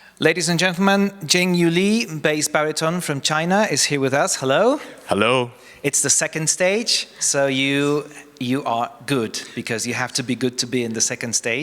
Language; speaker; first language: English; non-native, fluent; Polish